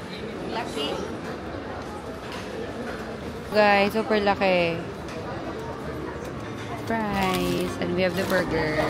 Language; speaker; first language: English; non-native, local second language; Filipino